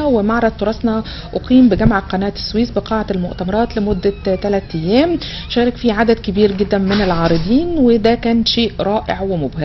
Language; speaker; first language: Arabic; native; Arabic